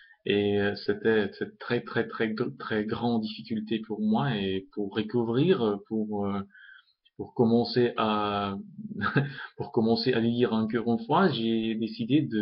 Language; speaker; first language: French; non-native, fluent; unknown